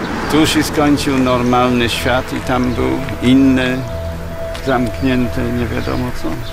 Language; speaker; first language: Polish; non-native, fluent; English